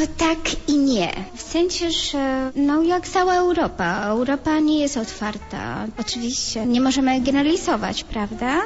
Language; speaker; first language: Polish; non-native, fluent; Spanish